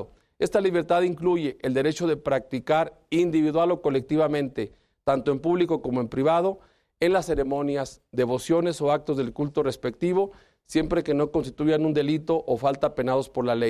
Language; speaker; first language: Spanish; native; Spanish